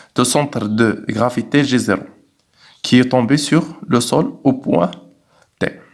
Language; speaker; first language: French; non-native, local second language; Arabic